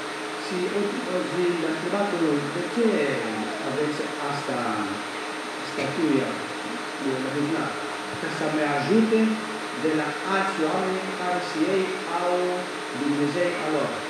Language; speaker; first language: Romanian; non-native, learner; Greek